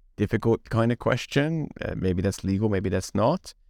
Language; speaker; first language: English; non-native, fluent; Hungarian